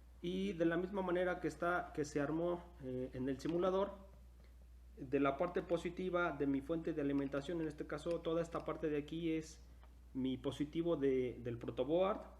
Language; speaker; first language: Spanish; native; Spanish